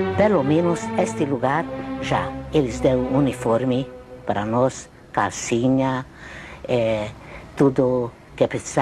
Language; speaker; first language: Portuguese; non-native, fluent; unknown